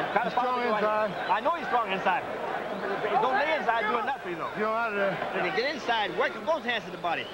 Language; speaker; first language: English; native; English